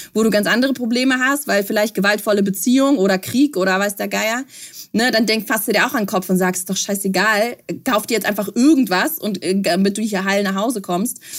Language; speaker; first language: German; early bilingual, other home language; Russian